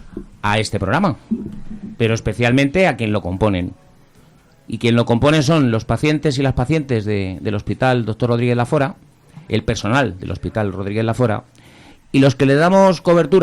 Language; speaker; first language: Spanish; native; Spanish